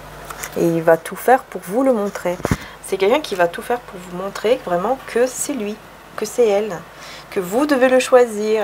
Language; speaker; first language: French; native; French